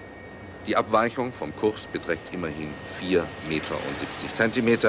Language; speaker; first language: German; native; German